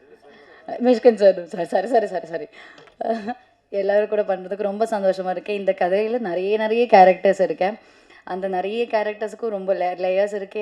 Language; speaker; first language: Tamil; non-native, learner; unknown